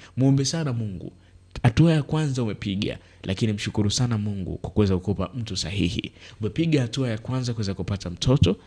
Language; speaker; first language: Swahili; native; Swahili